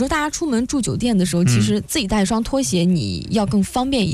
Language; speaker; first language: Chinese; native; Chinese